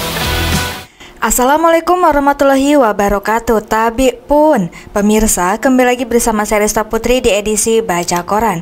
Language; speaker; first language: Indonesian; native; Indonesian